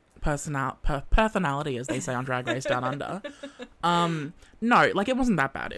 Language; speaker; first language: English; native; English